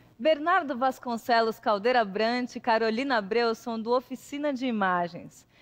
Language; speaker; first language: Portuguese; native; Portuguese